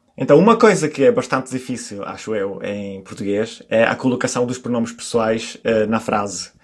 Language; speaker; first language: Portuguese; non-native, fluent; Italian